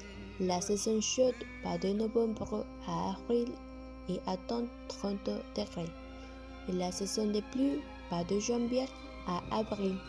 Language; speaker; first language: French; non-native, learner; Spanish